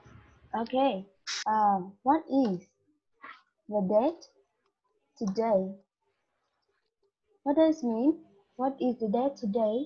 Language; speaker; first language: English; non-native, learner; Vietnamese